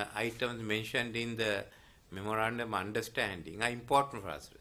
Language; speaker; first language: English; non-native, local second language; Sinhala